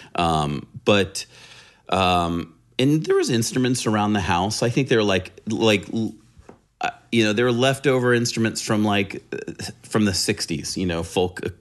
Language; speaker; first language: English; native; English